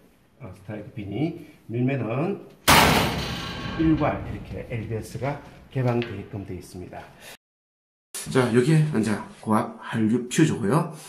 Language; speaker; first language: Korean; native; Korean